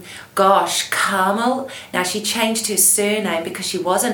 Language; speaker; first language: English; native; English